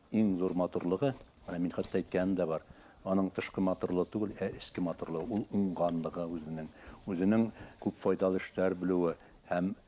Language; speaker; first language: Tatar; non-native, local second language; Bashkir